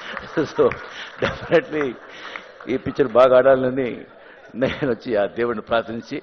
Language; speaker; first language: Telugu; non-native, fluent; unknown